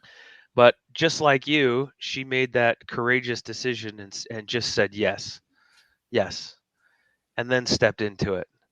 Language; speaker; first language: English; native; English